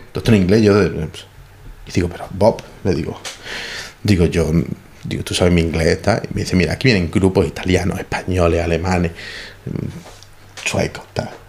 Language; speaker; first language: Spanish; native; Spanish